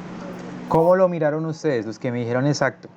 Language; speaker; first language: Spanish; native; Spanish